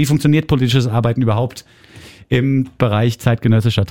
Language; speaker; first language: German; native; German